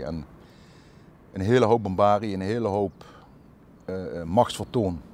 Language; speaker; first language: Dutch; native; Dutch